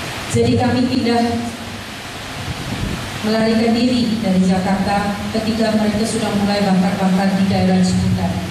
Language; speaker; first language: Indonesian; non-native, fluent; Malay